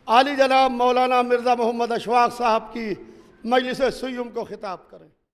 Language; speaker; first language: Urdu; native; Urdu